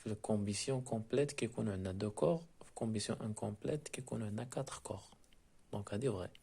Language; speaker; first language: French; non-native, local second language; Arabic